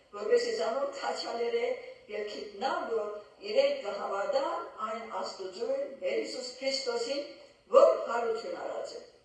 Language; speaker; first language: Armenian; early bilingual, heritage; Armenian